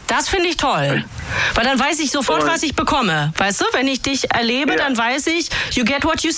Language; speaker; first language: German; native; German